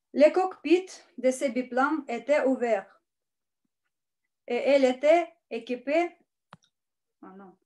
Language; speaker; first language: French; non-native, learner; Russian